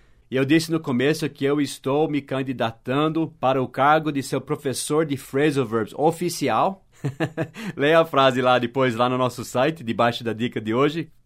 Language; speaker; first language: Portuguese; non-native, fluent; English